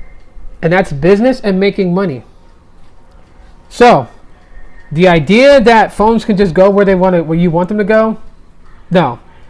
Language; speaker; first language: English; native; English